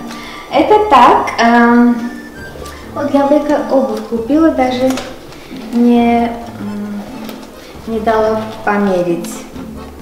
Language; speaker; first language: Russian; non-native, local second language; Armenian